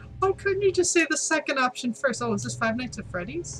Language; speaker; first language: English; native; English